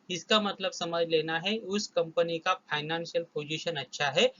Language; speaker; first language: Hindi; non-native, local second language; Marathi